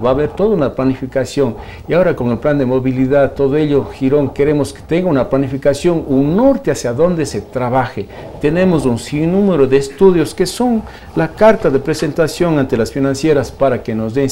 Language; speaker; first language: Spanish; native; Spanish